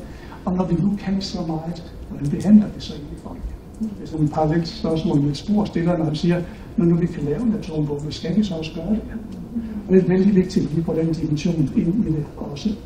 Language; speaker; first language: Danish; native; Danish